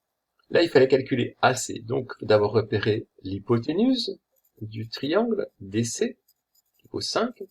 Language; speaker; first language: French; native; French